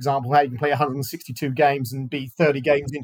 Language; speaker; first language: English; native; English